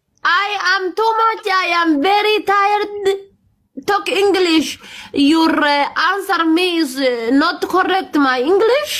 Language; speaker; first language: English; non-native, learner; Amharic